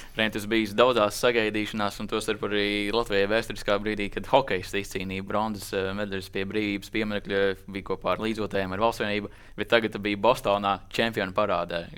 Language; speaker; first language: Latvian; native; Latvian